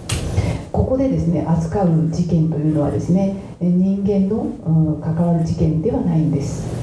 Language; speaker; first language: Japanese; native; Japanese